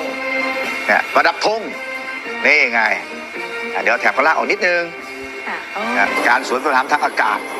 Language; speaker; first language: Thai; native; Thai